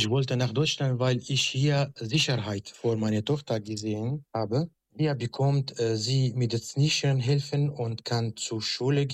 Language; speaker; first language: German; non-native, learner; Arabic